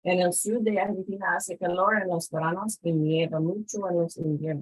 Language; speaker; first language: Spanish; non-native, fluent; English